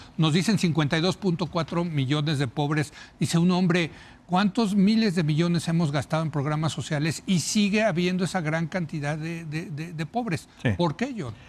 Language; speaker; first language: Spanish; native; Spanish